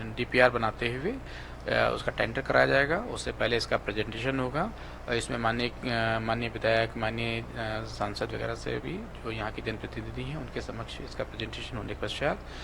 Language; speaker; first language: Hindi; native; Hindi